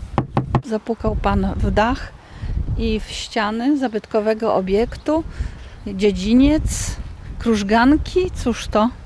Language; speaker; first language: Polish; native; Polish